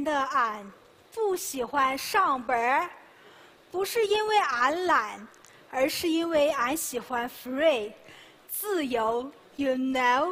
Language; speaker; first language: Chinese; native; Chinese